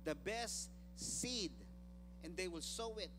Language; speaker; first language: English; non-native, local second language; Filipino